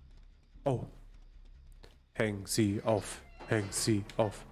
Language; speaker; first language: German; native; German